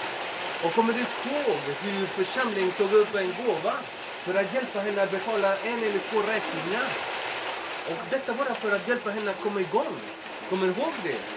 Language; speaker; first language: Swedish; non-native, fluent; Spanish